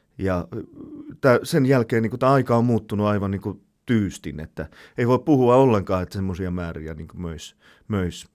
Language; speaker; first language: Finnish; native; Finnish